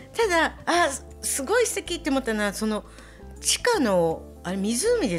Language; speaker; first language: Japanese; native; Japanese